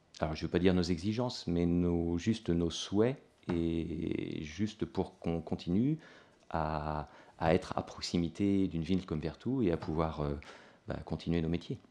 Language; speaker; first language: French; native; French